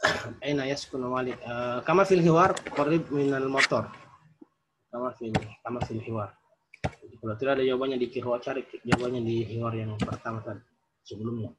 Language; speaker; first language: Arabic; non-native, fluent; Indonesian